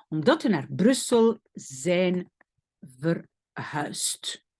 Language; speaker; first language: Dutch; non-native, fluent; French